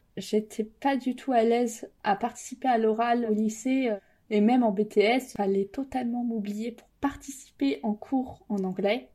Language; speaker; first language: French; native; French